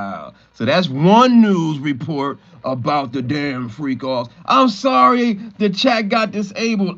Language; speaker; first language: English; native; English